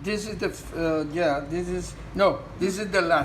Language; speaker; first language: English; non-native, fluent; Spanish